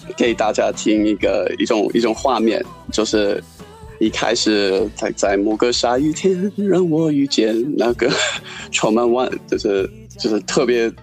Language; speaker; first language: Chinese; non-native, fluent; English